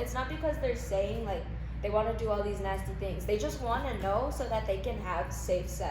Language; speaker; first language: English; native; English